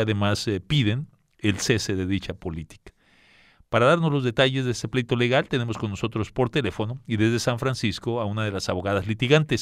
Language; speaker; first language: Spanish; native; Spanish